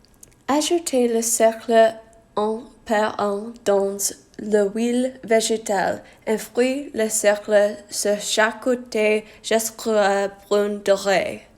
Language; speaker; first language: French; non-native, learner; English